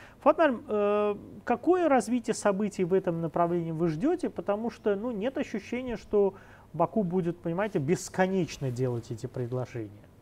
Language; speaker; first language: Russian; non-native, local second language; Azerbaijani